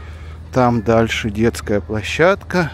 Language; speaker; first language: Russian; native; Russian